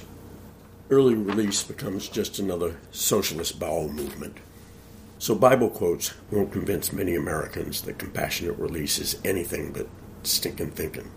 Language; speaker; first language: English; native; English